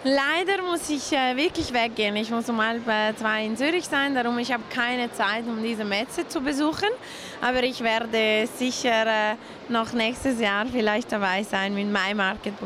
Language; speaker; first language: German; non-native, local second language; Italian